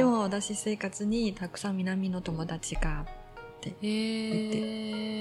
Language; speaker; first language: Japanese; non-native, learner; Chinese